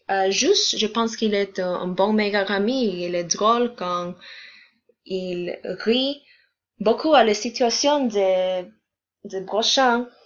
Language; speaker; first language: French; non-native, learner; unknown